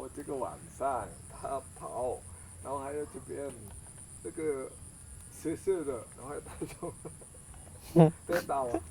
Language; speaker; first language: Chinese; non-native, learner; Indonesian